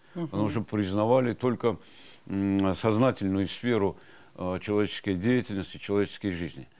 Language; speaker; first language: Russian; non-native, local second language; Avaric